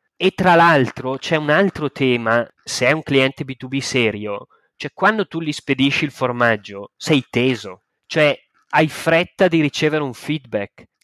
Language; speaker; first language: Italian; native; Italian